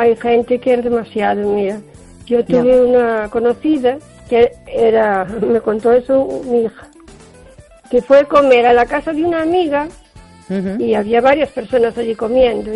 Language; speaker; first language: Spanish; native; Spanish